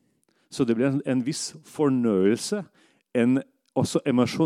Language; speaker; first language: Norwegian; non-native, fluent; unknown